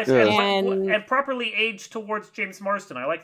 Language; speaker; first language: English; native; English